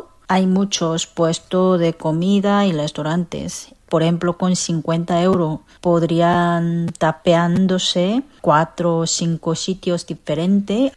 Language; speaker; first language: Spanish; non-native, fluent; Korean